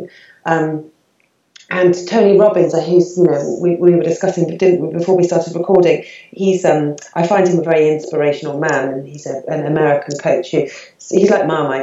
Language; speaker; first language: English; native; English